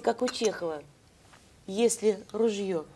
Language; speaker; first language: Russian; native; Russian